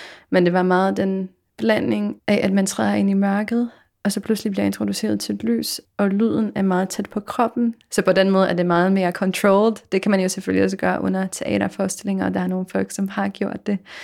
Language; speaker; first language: Danish; non-native, fluent; Polish